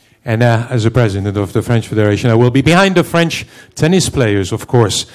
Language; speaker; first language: English; non-native, fluent; French